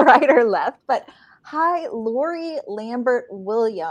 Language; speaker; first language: English; native; English